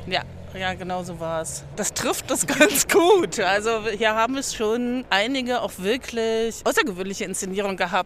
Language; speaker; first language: German; native; German